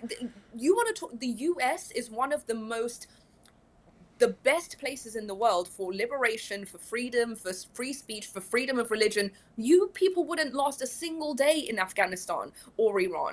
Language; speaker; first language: English; early bilingual, other home language; Persian